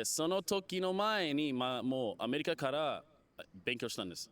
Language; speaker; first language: Japanese; non-native, fluent; English